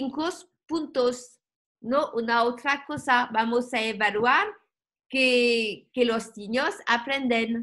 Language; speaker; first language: Spanish; non-native, learner; French